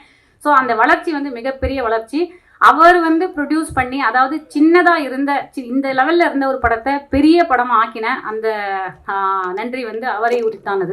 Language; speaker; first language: Tamil; native; Tamil